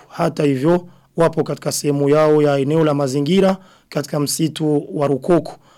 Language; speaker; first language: Swahili; non-native, local second language; Rundi